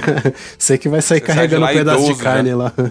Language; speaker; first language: Portuguese; native; Portuguese